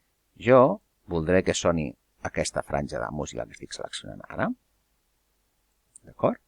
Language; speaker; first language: Catalan; native; Catalan